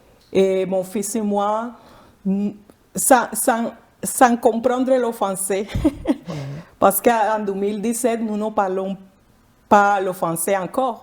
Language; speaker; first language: French; non-native, fluent; Spanish